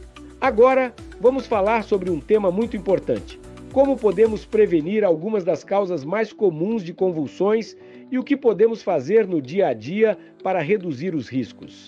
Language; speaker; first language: Portuguese; native; Portuguese